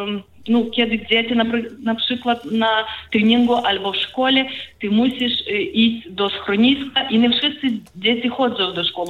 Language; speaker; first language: Polish; non-native, learner; Ukrainian